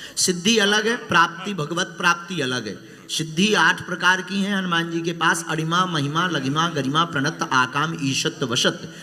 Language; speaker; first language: Hindi; native; Hindi